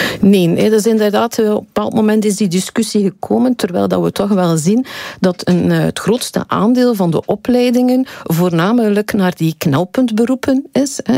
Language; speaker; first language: Dutch; native; Dutch